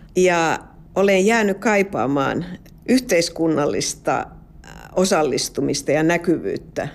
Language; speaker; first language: Finnish; non-native, local second language; Swedish